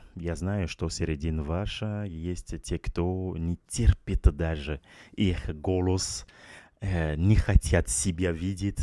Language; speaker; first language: Russian; non-native, learner; French